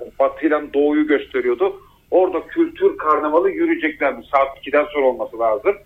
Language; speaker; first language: Turkish; early bilingual, heritage; Turkish